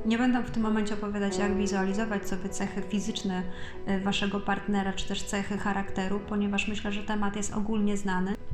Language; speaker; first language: Polish; native; Polish